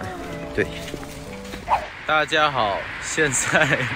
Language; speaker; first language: Chinese; non-native, fluent; Thai